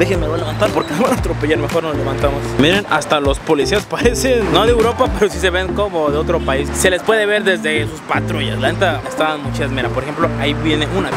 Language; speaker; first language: Spanish; native; Spanish